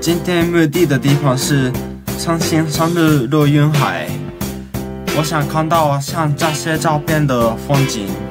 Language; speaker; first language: Chinese; non-native, learner; Japanese